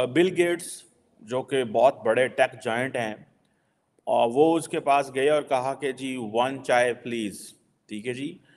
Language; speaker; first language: Urdu; native; Urdu